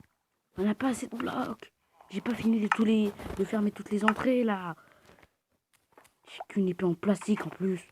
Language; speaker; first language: French; native; French